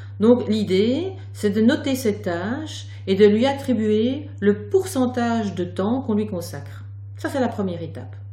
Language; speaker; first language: French; native; French